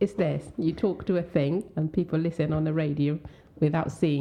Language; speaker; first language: English; non-native, local second language; Swahili